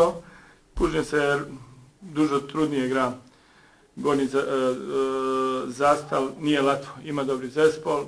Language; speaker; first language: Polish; non-native, learner; Serbian